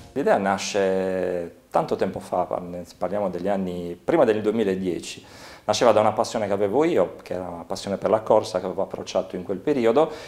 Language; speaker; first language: Italian; native; Italian